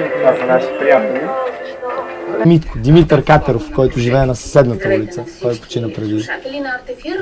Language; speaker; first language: Bulgarian; native; Bulgarian